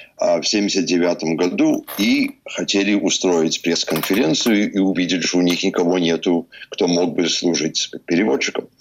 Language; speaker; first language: Russian; early bilingual, heritage; Russian